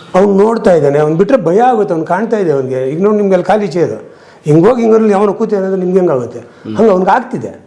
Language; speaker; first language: Kannada; non-native, local second language; Konkani